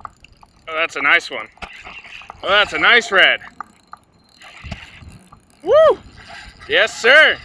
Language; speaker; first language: English; native; English